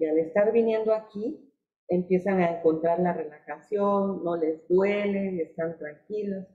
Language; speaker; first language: Spanish; native; Spanish